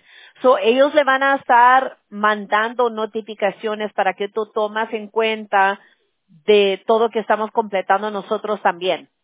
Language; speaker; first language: Spanish; early bilingual, heritage; Spanish